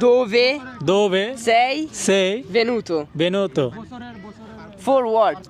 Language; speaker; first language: Italian; non-native, fluent; Bangla